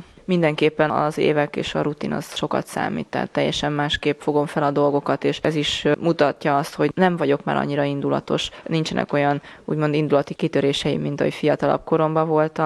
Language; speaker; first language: Hungarian; native; Hungarian